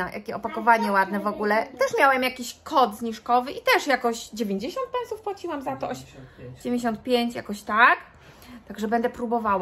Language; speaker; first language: Polish; native; Polish